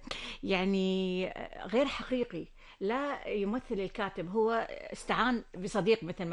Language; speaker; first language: Arabic; native; Arabic